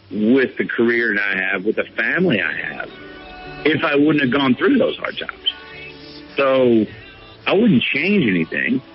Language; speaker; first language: English; native; English